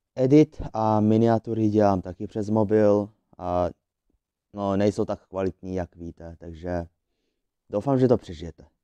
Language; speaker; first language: Czech; early bilingual, other home language; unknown